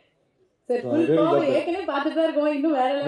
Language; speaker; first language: Tamil; native; Tamil